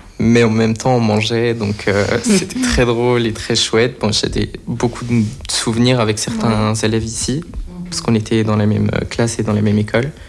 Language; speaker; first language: French; early bilingual, other home language; Portuguese